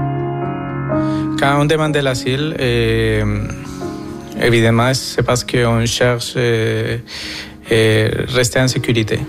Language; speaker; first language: French; non-native, fluent; Spanish